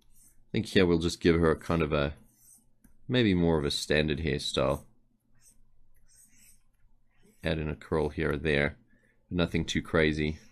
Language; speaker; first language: English; native; English